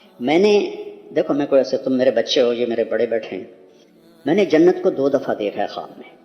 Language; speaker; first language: Urdu; non-native, local second language; Punjabi